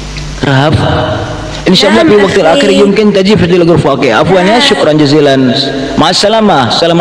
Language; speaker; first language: Arabic; non-native, learner; Indonesian